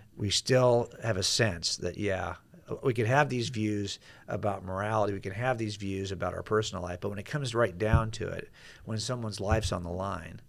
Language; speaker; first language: English; native; English